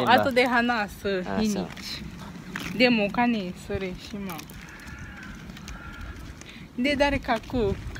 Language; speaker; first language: Japanese; non-native, learner; Portuguese